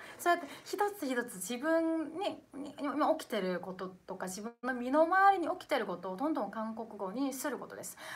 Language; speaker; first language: Japanese; non-native, fluent; Korean